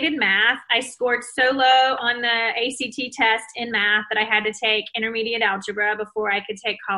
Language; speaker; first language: English; native; English